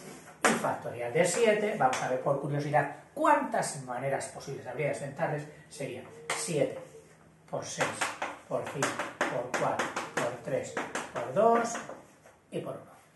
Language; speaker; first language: Spanish; native; Spanish